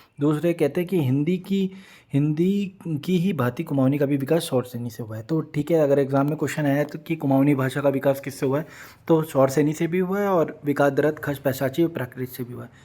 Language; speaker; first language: Hindi; native; Hindi